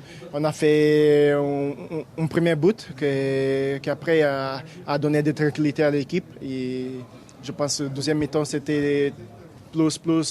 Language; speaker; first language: French; non-native, fluent; Portuguese